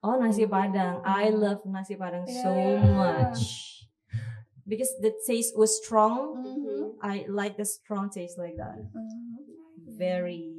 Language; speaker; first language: English; non-native, fluent; Indonesian